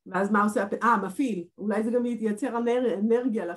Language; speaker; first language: Hebrew; native; Hebrew